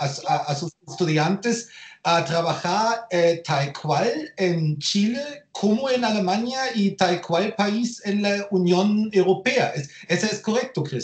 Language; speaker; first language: Spanish; non-native, fluent; German